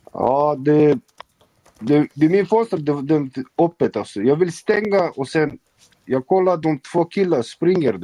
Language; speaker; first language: Swedish; non-native, local second language; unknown